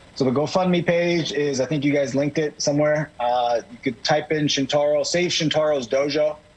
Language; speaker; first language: English; native; English